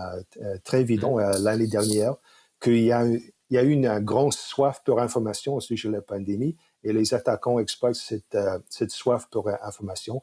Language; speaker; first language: French; non-native, fluent; English